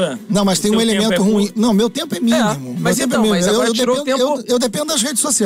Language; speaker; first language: Portuguese; native; Portuguese